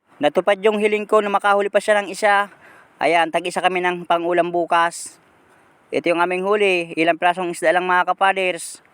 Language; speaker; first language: Filipino; native; Filipino